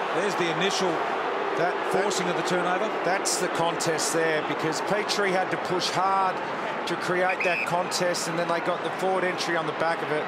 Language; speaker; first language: English; native; English